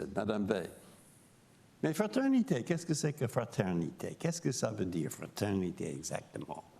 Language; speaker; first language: French; non-native, fluent; English